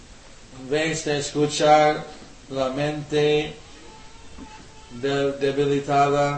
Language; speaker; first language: Spanish; non-native, learner; English